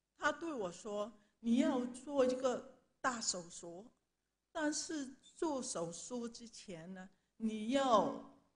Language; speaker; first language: Chinese; non-native, local second language; Cantonese